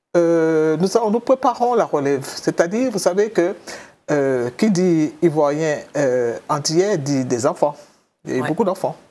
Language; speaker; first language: French; native; French